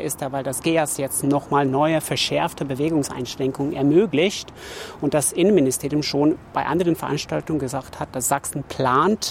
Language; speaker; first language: German; native; German